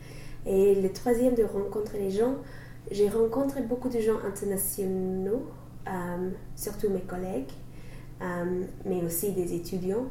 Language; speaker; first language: French; non-native, learner; English